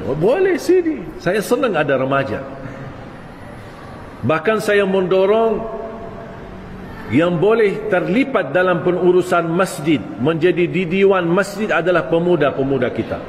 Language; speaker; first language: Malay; non-native, fluent; Arabic